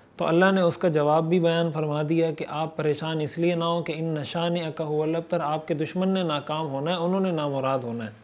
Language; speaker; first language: Urdu; native; Urdu